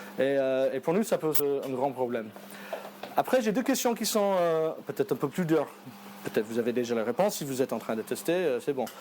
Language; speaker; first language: French; non-native, fluent; English